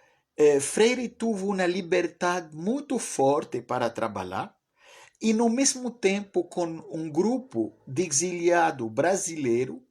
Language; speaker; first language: Portuguese; non-native, fluent; French